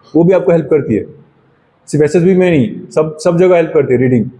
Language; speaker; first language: Hindi; non-native, local second language; Marathi